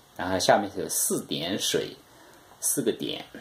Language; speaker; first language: Chinese; native; Chinese